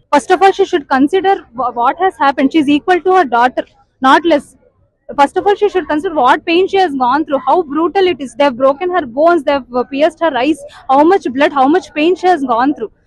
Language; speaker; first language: English; non-native, local second language; Telugu